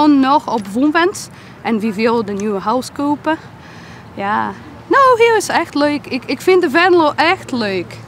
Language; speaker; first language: Dutch; non-native, learner; Polish